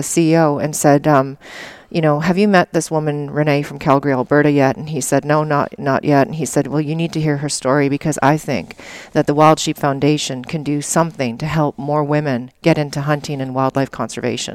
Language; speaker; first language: English; native; English